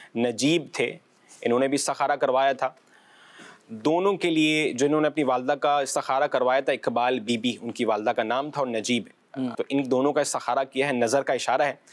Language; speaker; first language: Urdu; non-native, local second language; Punjabi